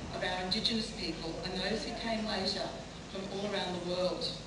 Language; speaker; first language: English; native; English